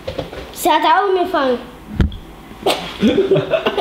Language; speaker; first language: German; early bilingual, other home language; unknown